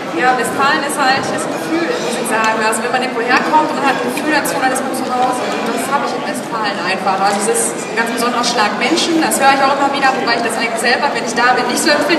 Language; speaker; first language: German; native; German